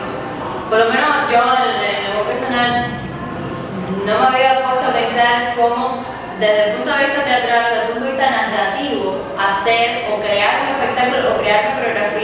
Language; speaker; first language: Spanish; native; Spanish